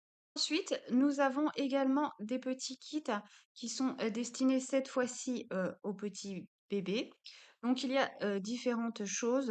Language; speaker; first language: French; native; French